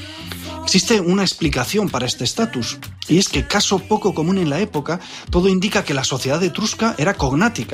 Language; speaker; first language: Spanish; native; Spanish